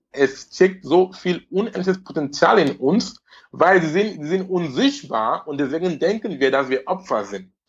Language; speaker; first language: German; non-native, fluent; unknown